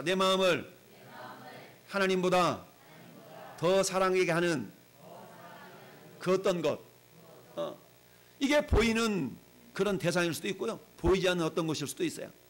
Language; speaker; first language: Korean; native; Korean